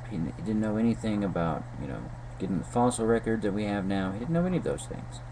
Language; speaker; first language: English; native; English